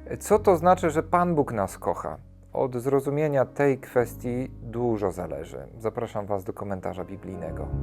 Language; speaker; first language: Polish; native; Polish